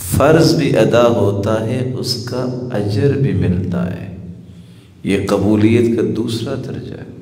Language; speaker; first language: Urdu; non-native, local second language; Punjabi